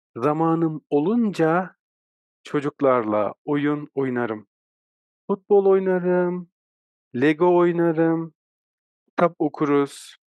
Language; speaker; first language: Turkish; native; Turkish